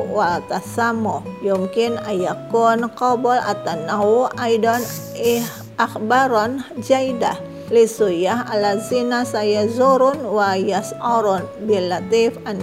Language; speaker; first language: Arabic; non-native, fluent; Indonesian